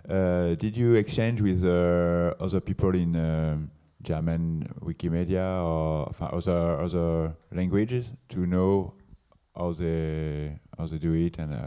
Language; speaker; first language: English; non-native, learner; French